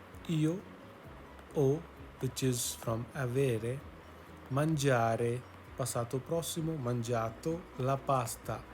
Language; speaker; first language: Italian; non-native, learner; English